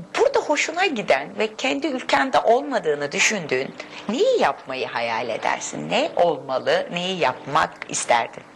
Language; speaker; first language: Turkish; native; Turkish